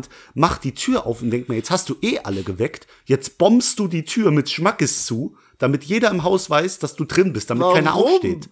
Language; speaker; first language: German; native; German